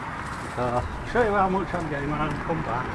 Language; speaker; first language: English; native; English